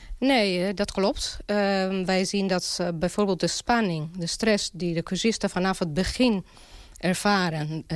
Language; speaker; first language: Dutch; non-native, fluent; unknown